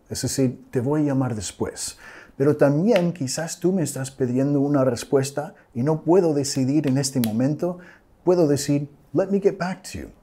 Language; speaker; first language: Spanish; non-native, fluent; English